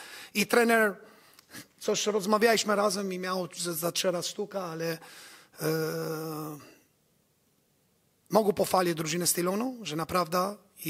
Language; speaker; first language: Polish; non-native, learner; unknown